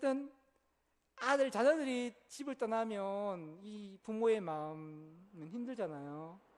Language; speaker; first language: Korean; native; Korean